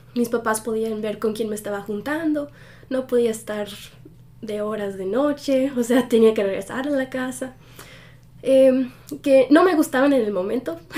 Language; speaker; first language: Spanish; early bilingual, heritage; Spanish